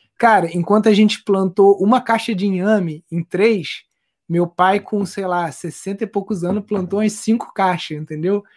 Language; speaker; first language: Portuguese; native; Portuguese